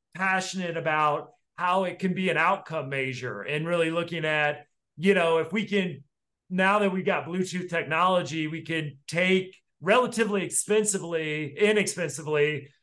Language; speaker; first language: English; native; English